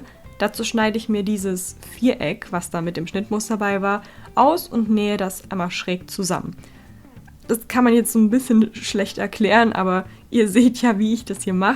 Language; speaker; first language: German; native; German